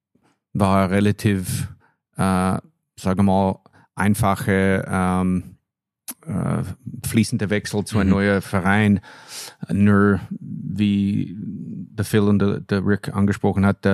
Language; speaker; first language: German; non-native, fluent; English